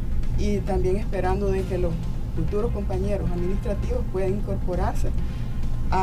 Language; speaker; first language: Spanish; native; Spanish